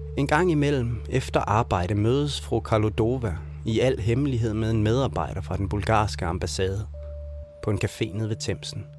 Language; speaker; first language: Danish; native; Danish